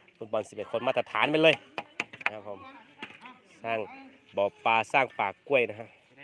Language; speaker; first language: Thai; native; Thai